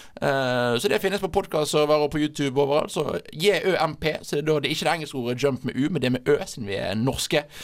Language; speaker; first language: Norwegian; native; Norwegian